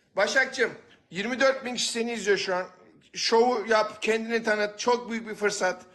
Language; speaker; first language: Turkish; native; Turkish